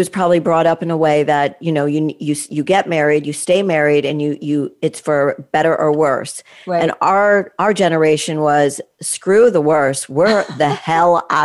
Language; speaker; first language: English; native; English